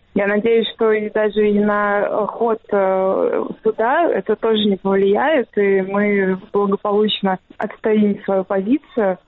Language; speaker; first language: Russian; native; Russian